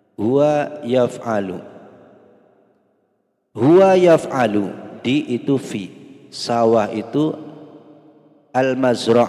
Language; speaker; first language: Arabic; non-native, fluent; Indonesian